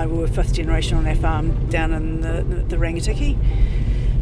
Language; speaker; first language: English; native; English